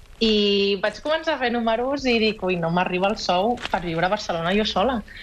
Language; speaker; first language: Catalan; native; Catalan